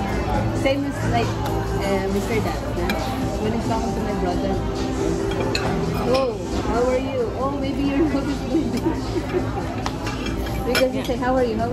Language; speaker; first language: English; non-native, local second language; Filipino